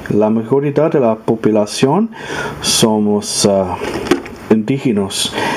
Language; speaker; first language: Spanish; non-native, learner; English